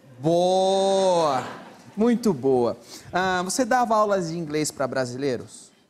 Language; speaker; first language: Portuguese; native; Portuguese